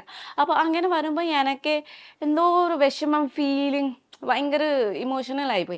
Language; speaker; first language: Malayalam; non-native, learner; Nepali